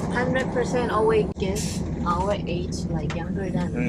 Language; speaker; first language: English; non-native, learner; Thai